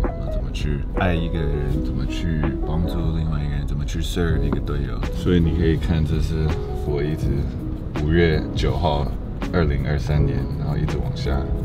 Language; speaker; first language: Chinese; early bilingual, heritage; Chinese